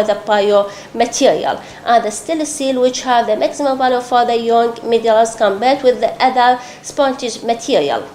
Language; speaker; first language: English; non-native, local second language; Arabic